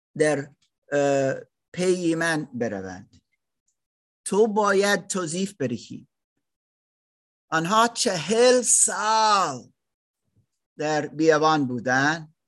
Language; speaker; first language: Persian; non-native, learner; German